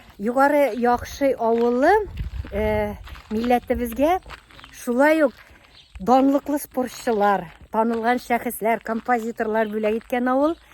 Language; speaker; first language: Tatar; native; Tatar